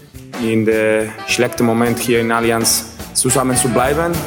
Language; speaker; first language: German; non-native, learner; Spanish